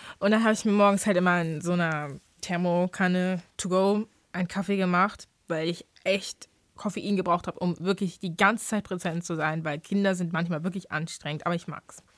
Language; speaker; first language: German; early bilingual, other home language; English